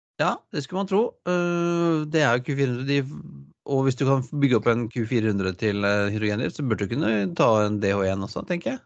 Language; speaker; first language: Norwegian; native; Norwegian